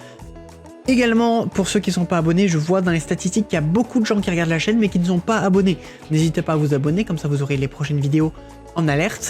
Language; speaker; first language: French; native; French